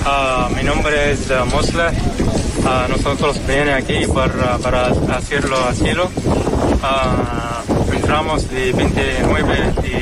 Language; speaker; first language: Spanish; non-native, learner; Arabic